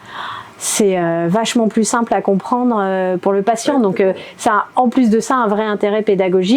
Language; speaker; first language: French; native; French